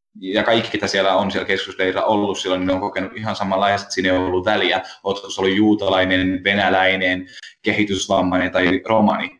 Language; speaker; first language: Finnish; native; Finnish